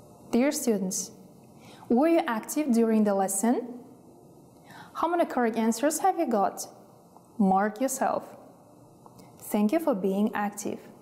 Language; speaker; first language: English; non-native, fluent; Kazakh